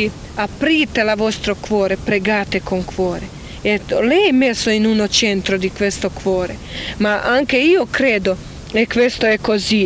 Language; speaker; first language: Italian; non-native, learner; Croatian